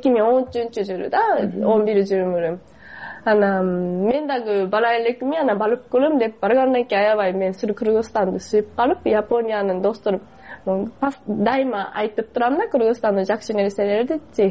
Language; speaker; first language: Kyrgyz; non-native, fluent; Japanese